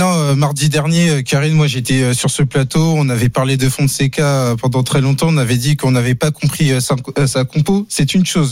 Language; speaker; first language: French; native; French